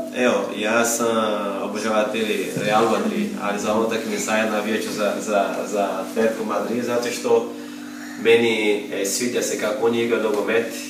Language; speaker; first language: Croatian; non-native, learner; Portuguese